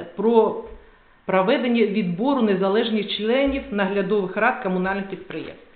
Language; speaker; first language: Ukrainian; non-native, local second language; Russian